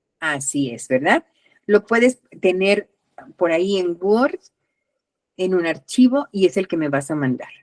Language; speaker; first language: Spanish; native; Spanish